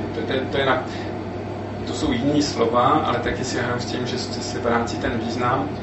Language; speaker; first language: Czech; non-native, fluent; French